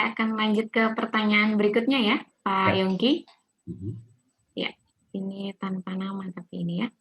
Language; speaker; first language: Indonesian; native; Indonesian